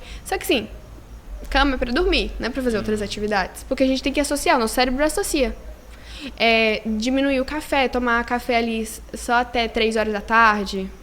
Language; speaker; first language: Portuguese; native; Portuguese